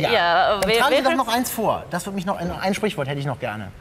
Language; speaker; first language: German; native; German